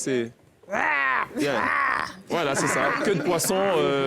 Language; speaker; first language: French; native; French